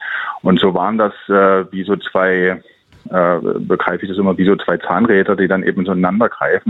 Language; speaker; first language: German; native; German